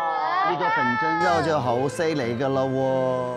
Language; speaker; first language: Chinese; native; Chinese